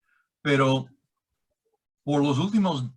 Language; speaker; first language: Spanish; non-native, fluent; English